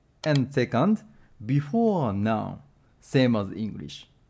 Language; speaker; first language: English; non-native, fluent; Japanese